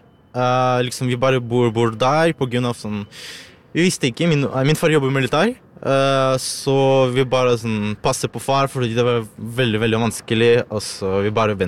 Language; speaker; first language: Norwegian; non-native, learner; Ukrainian